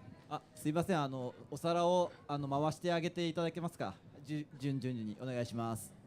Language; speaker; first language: Japanese; native; Japanese